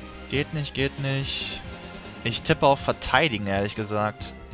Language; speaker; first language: German; native; German